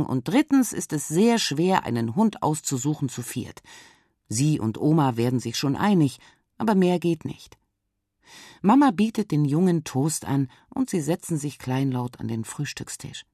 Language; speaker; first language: German; native; German